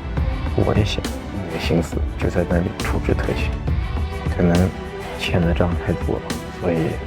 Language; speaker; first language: Chinese; native; Chinese